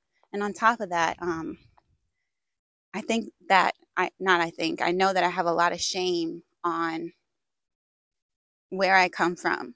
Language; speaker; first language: English; native; English